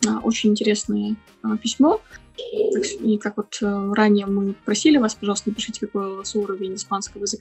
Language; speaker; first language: Russian; native; Russian